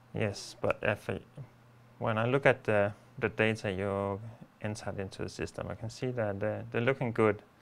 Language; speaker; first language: English; non-native, fluent; Danish